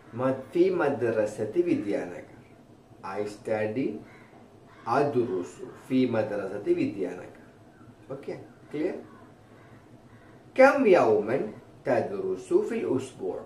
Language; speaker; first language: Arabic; non-native, fluent; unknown